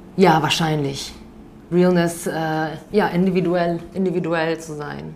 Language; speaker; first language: German; early bilingual, other home language; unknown